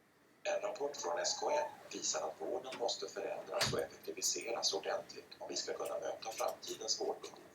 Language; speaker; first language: Swedish; native; Swedish